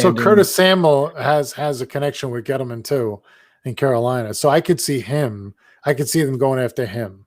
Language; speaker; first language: English; native; English